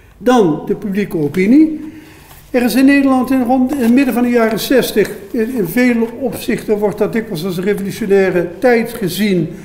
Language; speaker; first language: Dutch; native; Dutch